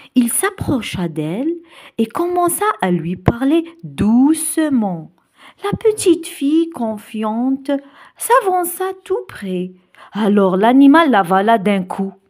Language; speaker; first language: French; non-native, local second language; Arabic